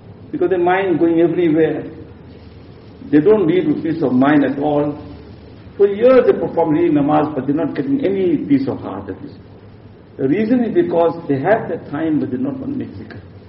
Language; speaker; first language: English; non-native, local second language; Urdu